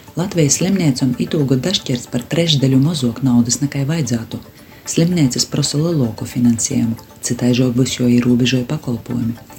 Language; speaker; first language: Latvian; native; Latvian